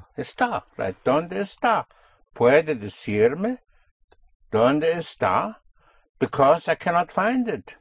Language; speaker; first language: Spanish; non-native, fluent; English